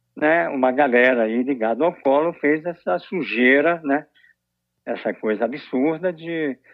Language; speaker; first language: Portuguese; native; Portuguese